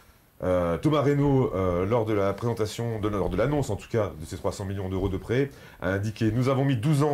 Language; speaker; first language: French; native; French